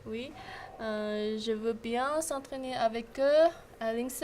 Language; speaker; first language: French; non-native, learner; Chinese